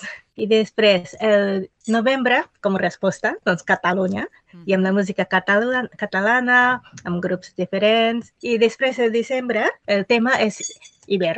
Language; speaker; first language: Catalan; non-native, fluent; Japanese